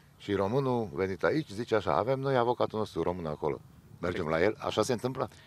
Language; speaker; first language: Romanian; non-native, local second language; Hungarian